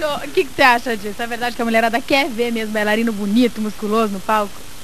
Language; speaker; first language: Portuguese; native; Portuguese